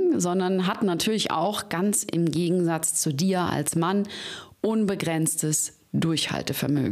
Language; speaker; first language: German; native; German